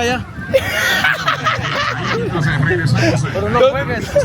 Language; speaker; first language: Spanish; non-native, learner; French